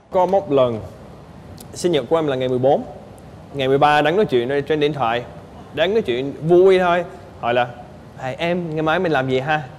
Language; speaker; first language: Vietnamese; early bilingual, heritage; Vietnamese